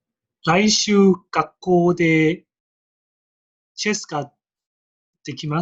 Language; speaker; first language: Japanese; non-native, learner; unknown